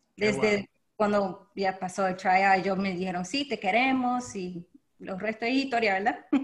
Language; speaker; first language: Spanish; early bilingual, heritage; Spanish